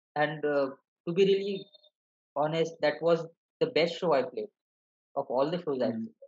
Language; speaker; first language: English; non-native, local second language; Malayalam